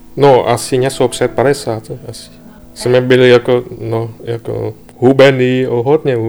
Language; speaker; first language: Czech; non-native, learner; Vietnamese